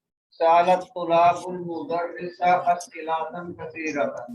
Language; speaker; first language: Arabic; non-native, learner; Urdu